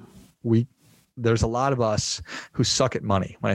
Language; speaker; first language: English; native; English